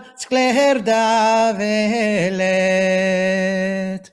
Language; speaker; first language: Welsh; non-native, fluent; French